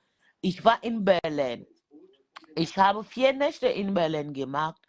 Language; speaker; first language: German; non-native, learner; French